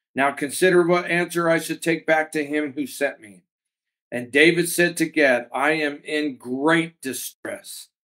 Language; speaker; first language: English; native; English